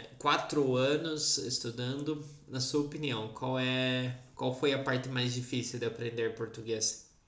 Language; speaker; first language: Portuguese; native; Portuguese